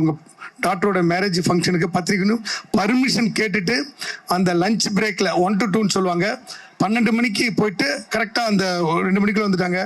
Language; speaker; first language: Tamil; native; Tamil